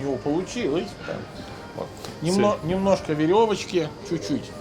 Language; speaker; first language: Russian; non-native, fluent; Italian